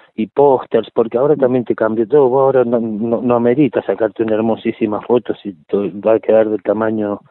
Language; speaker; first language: Spanish; native; Spanish